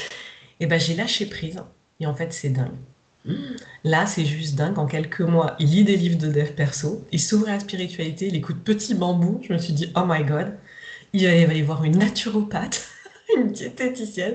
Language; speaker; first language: French; native; French